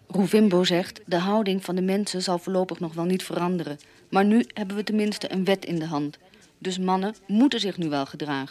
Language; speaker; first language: Dutch; native; Dutch